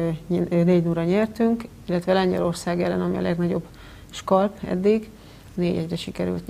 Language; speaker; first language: Hungarian; native; Hungarian